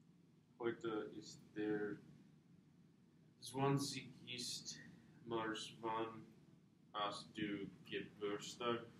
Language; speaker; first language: German; non-native, learner; English